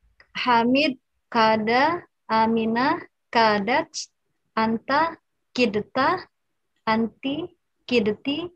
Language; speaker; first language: Arabic; non-native, learner; Indonesian